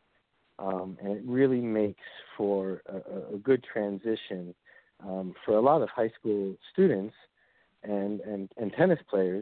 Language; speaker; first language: English; native; English